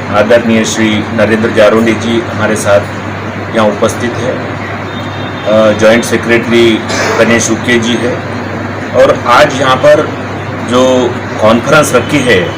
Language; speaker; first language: Hindi; non-native, local second language; Marathi